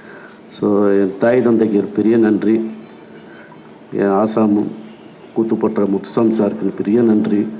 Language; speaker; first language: Tamil; native; Tamil